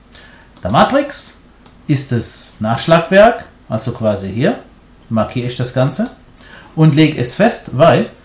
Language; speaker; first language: German; non-native, fluent; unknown